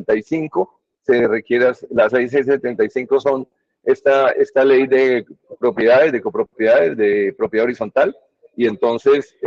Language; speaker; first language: Spanish; native; Spanish